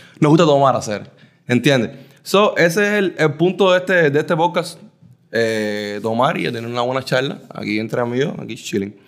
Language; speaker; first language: Spanish; early bilingual, heritage; Spanish